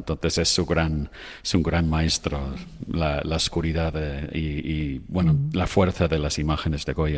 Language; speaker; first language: Spanish; non-native, fluent; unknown